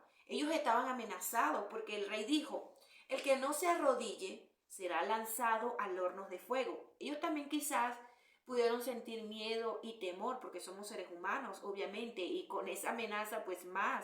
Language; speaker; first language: Spanish; native; Spanish